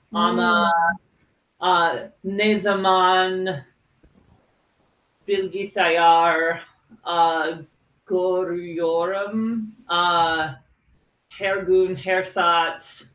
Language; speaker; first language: Turkish; non-native, learner; English